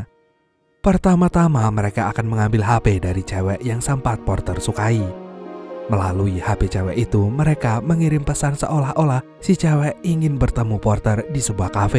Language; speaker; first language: Indonesian; native; Indonesian